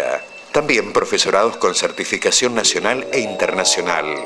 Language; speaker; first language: Spanish; native; Spanish